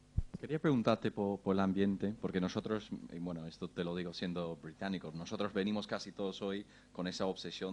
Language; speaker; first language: Spanish; non-native, fluent; English